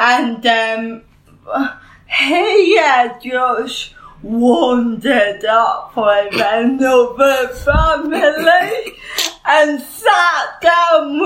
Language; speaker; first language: English; native; English